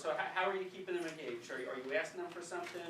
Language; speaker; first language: English; native; English